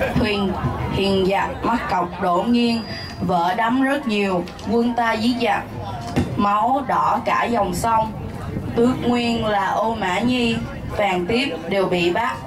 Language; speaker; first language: Vietnamese; early bilingual, heritage; Vietnamese